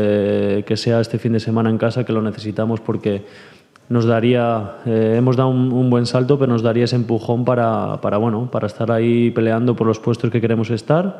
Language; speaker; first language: Spanish; native; Spanish